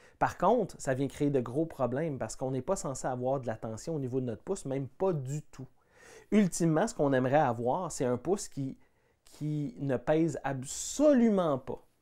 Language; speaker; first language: French; native; French